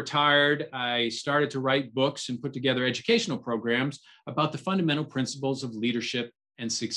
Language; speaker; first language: English; native; English